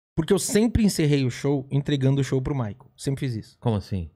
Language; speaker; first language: Portuguese; native; Portuguese